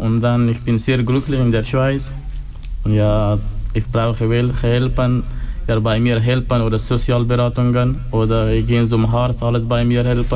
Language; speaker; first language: German; non-native, learner; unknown